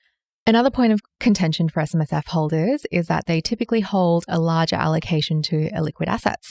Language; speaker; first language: English; native; English